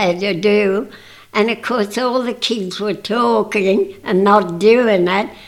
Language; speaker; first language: English; native; English